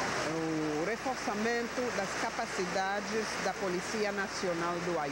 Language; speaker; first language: Portuguese; non-native, fluent; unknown